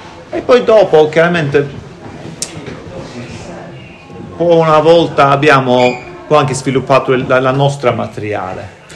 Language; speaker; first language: Italian; non-native, fluent; Norwegian